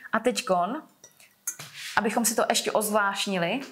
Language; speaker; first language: Czech; early bilingual, other home language; Vietnamese